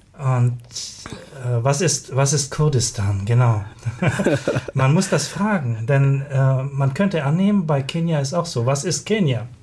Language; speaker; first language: German; native; German